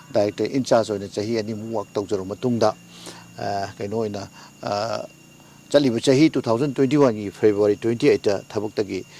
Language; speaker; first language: Manipuri; native; Manipuri